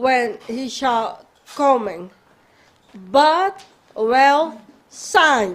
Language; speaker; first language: English; non-native, learner; Papiamento